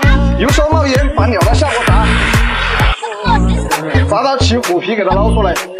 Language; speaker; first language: Chinese; native; Chinese